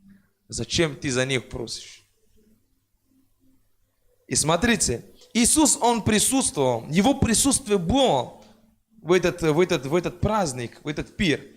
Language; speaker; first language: Russian; non-native, fluent; French